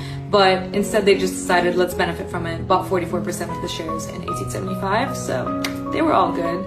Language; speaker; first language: English; native; English